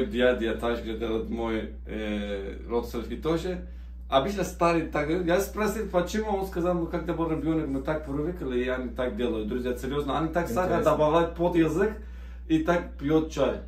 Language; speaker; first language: Russian; non-native, learner; Turkish